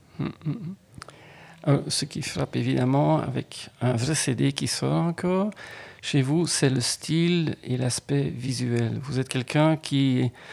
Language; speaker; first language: French; native; French